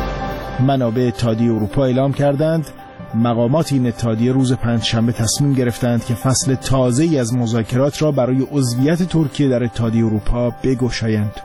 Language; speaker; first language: Persian; native; Persian